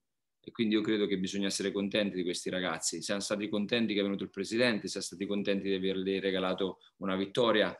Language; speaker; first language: Italian; native; Italian